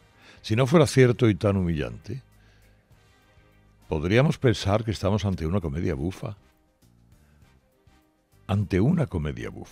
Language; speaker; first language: Spanish; native; Spanish